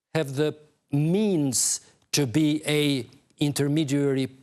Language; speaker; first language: English; non-native, fluent; Albanian